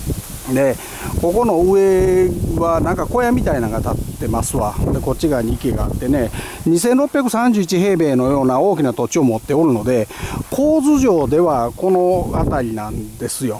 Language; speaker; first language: Japanese; native; Japanese